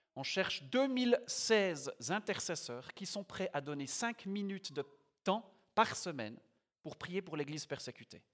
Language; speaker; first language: French; native; French